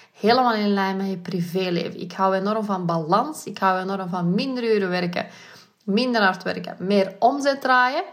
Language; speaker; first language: Dutch; native; Dutch